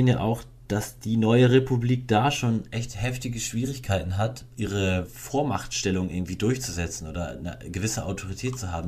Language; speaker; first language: German; native; German